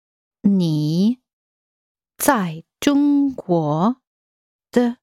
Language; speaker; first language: Chinese; non-native, learner; English